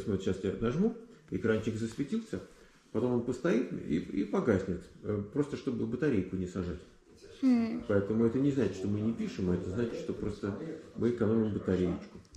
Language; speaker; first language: Russian; native; Russian